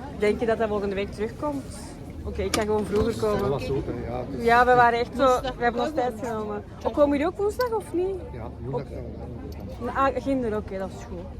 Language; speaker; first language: Dutch; non-native, fluent; Turkish